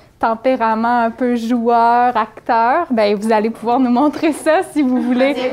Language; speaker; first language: French; native; French